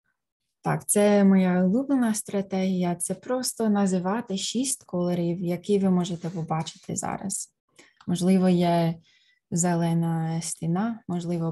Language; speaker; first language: Ukrainian; early bilingual, heritage; Ukrainian